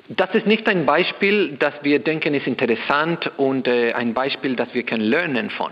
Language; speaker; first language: German; non-native, learner; Spanish